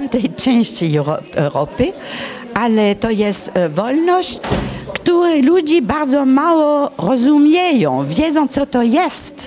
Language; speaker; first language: Polish; early bilingual, heritage; Polish